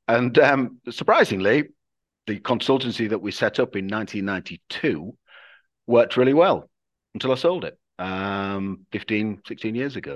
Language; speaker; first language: English; native; English